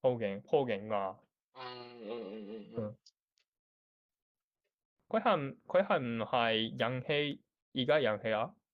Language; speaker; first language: Cantonese; non-native, learner; Japanese